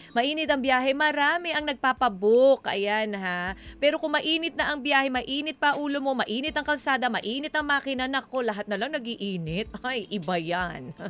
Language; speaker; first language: Filipino; native; Filipino